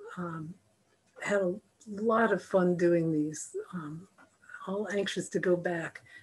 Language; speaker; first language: English; native; English